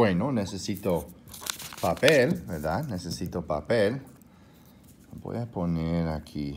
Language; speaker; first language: Spanish; non-native, fluent; English